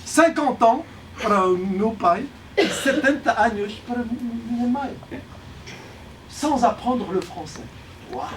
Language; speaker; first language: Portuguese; non-native, learner; French